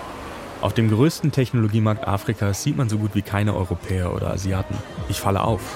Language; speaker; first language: German; native; German